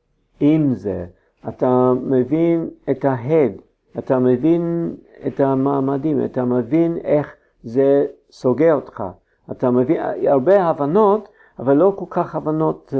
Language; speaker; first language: Hebrew; non-native, fluent; English